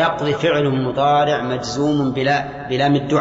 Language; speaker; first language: Arabic; native; Arabic